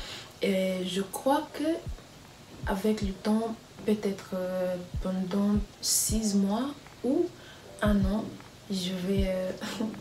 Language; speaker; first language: French; non-native, learner; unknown